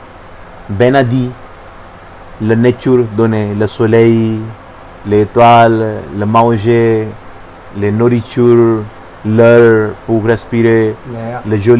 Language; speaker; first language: French; non-native, learner; Hindi